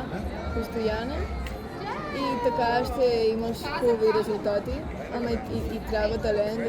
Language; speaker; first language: Bulgarian; early bilingual, heritage; Bulgarian